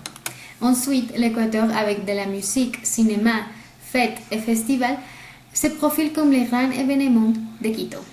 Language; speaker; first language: French; non-native, learner; Spanish